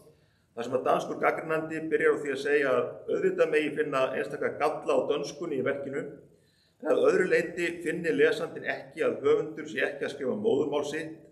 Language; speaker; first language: Icelandic; native; Icelandic